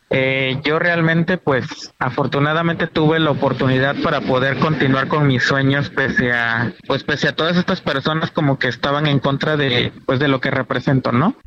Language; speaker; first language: Spanish; native; Spanish